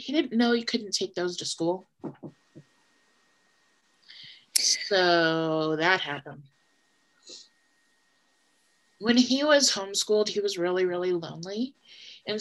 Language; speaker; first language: English; native; English